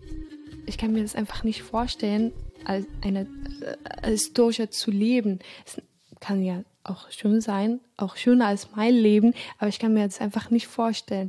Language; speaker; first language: German; early bilingual, other home language; Arabic